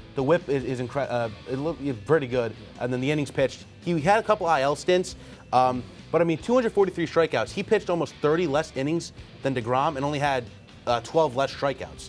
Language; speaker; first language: English; native; English